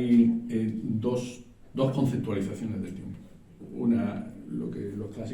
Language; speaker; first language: Spanish; native; Spanish